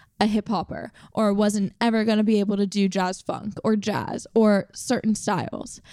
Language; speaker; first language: English; native; English